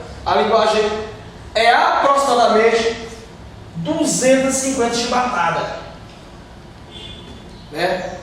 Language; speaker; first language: Portuguese; native; Portuguese